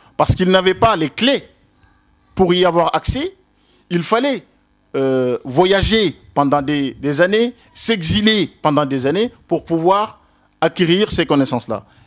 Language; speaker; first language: French; non-native, local second language; Wolof